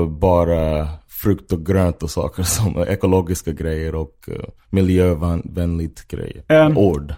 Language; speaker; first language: Swedish; non-native, fluent; English